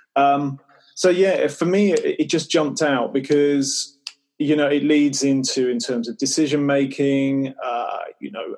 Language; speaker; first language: English; native; English